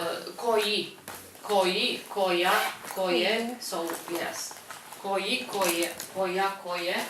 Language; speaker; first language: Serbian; non-native, fluent; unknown